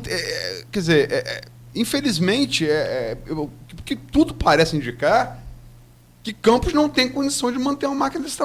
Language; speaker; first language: Portuguese; native; Portuguese